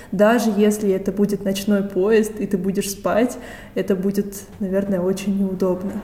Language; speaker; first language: Russian; native; Russian